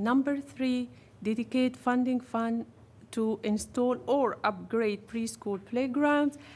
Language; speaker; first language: English; non-native, fluent; Arabic